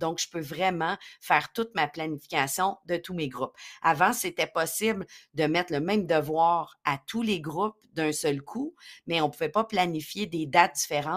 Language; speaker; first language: French; native; French